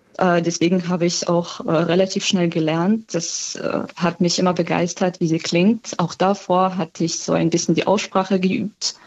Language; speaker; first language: German; non-native, fluent; Ukrainian